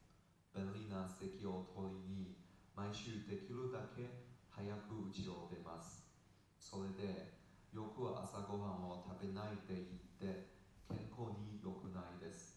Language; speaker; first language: Japanese; non-native, learner; Chinese